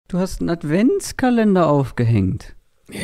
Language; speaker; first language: German; native; German